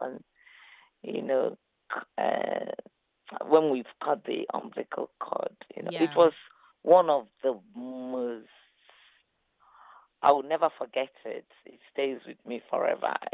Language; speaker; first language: English; non-native, local second language; Igbo